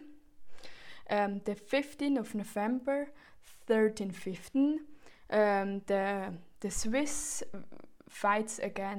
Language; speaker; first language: English; non-native, fluent; Swiss German